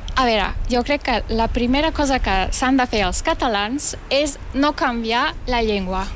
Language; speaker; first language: Catalan; non-native, fluent; Turkish